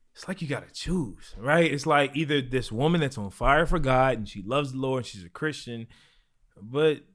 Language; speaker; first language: English; native; English